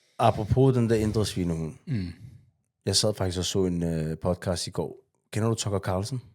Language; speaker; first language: Danish; native; Danish